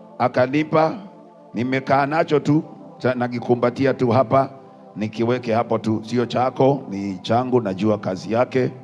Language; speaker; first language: Swahili; non-native, local second language; Kikuyu